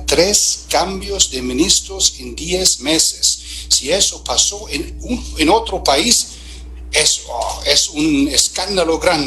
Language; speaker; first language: Spanish; non-native, fluent; German